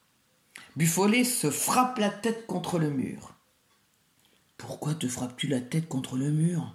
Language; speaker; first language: French; native; French